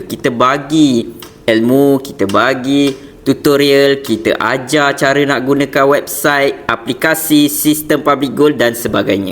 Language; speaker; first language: Malay; native; Malay